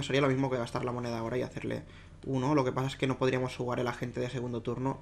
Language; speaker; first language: Spanish; native; Spanish